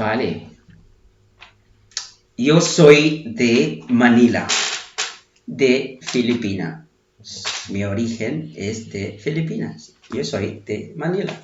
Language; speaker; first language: Spanish; non-native, fluent; Filipino